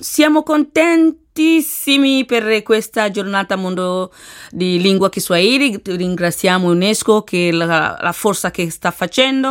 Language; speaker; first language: Italian; non-native, learner; Swahili